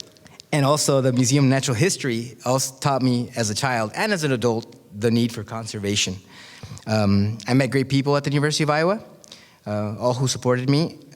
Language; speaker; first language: English; non-native, fluent; Spanish